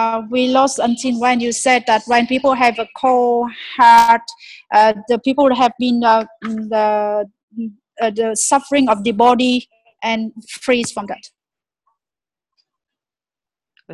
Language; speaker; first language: English; non-native, learner; Vietnamese